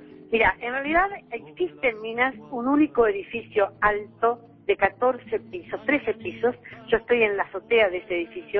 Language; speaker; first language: Spanish; native; Spanish